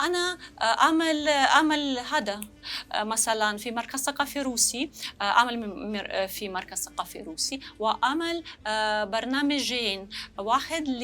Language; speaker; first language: Arabic; non-native, learner; Russian